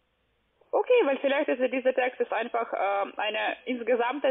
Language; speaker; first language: German; non-native, learner; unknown